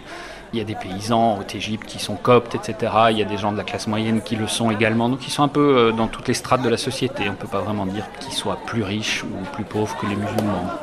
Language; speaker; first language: French; native; French